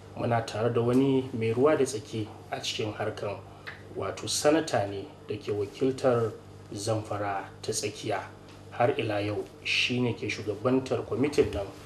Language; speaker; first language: Hausa; native; Hausa